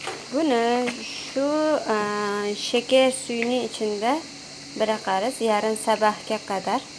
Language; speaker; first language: Turkish; non-native, learner; Uzbek